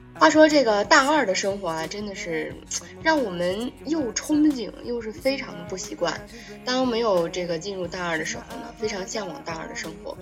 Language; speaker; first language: Chinese; native; Chinese